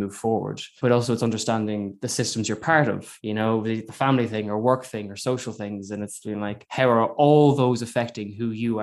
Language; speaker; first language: English; native; English